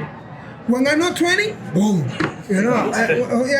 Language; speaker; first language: English; non-native, learner; Spanish